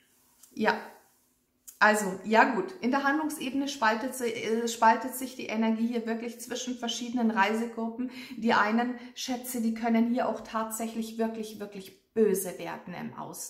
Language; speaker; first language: German; native; German